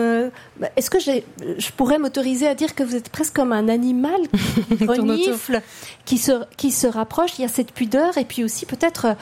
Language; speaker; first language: French; native; French